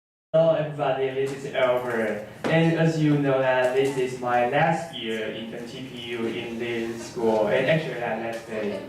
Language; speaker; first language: English; non-native, learner; Chinese